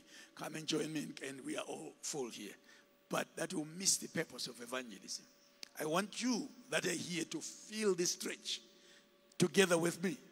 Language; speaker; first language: English; non-native, local second language; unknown